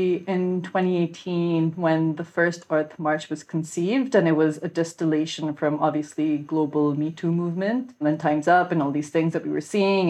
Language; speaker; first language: English; non-native, local second language; Urdu